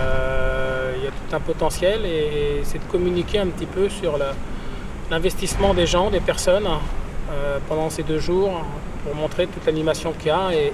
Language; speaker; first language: French; native; French